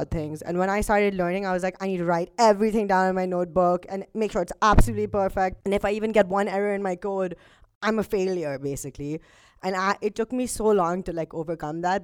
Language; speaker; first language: English; non-native, local second language; Urdu